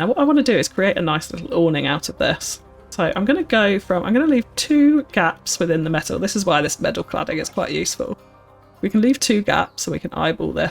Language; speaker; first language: English; native; English